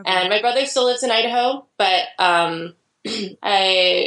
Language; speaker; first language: English; native; English